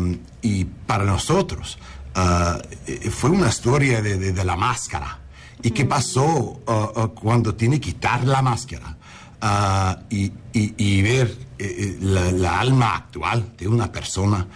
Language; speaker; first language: Spanish; early bilingual, heritage; English